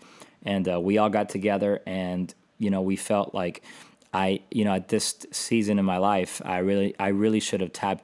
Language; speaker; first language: English; native; English